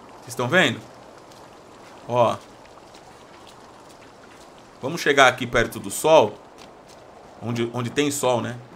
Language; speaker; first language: Portuguese; native; Portuguese